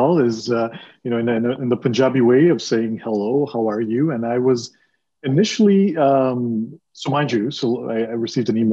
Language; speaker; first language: English; early bilingual, other home language; Punjabi